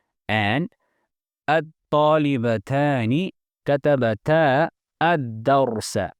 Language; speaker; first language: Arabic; non-native, fluent; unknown